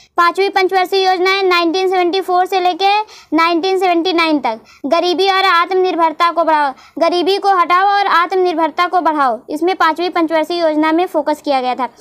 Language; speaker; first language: Hindi; native; Hindi